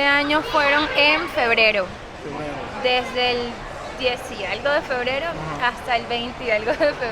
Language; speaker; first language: Spanish; native; Spanish